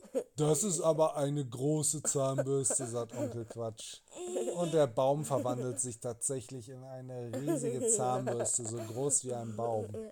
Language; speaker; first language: German; native; German